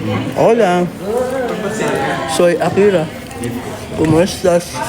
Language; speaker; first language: Spanish; non-native, learner; Filipino